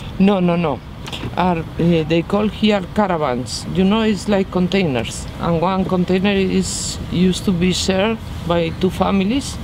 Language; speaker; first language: English; non-native, learner; Arabic